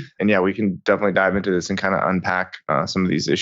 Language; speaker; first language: English; native; English